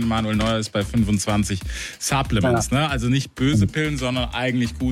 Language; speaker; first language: German; native; German